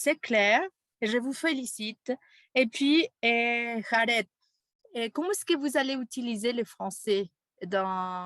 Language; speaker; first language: French; non-native, fluent; Spanish